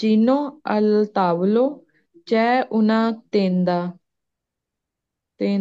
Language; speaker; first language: Italian; non-native, learner; Punjabi